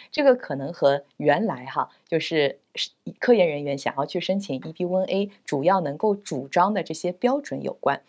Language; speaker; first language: Chinese; native; Chinese